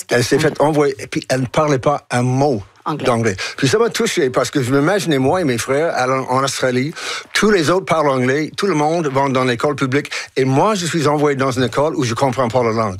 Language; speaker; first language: French; non-native, local second language; English